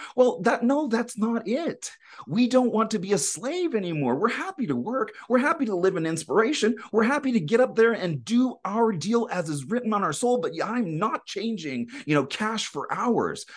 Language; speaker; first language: English; native; English